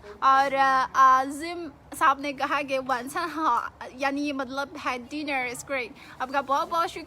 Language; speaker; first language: Hindi; non-native, fluent; Chinese